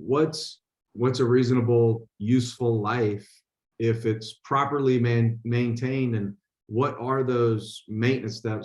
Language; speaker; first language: English; native; English